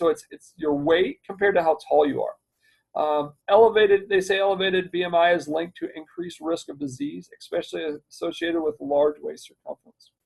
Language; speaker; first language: English; native; English